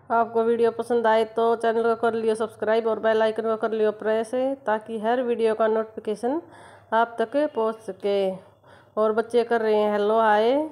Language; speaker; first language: Hindi; native; Hindi